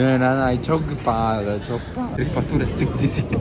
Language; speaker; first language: Turkish; non-native, learner; Italian